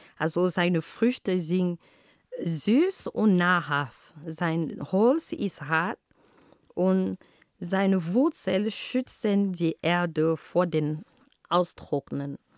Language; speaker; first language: German; non-native, fluent; Ghomala